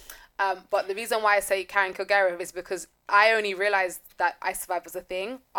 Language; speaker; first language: English; native; English